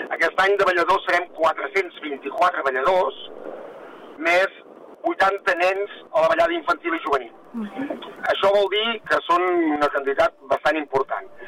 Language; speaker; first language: Catalan; native; Catalan